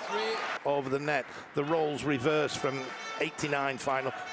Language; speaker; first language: English; native; English